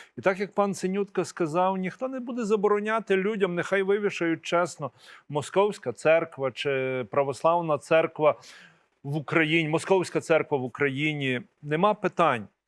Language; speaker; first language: Ukrainian; native; Ukrainian